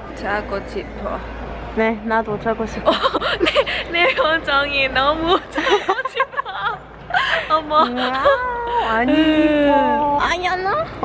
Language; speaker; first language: Korean; non-native, learner; French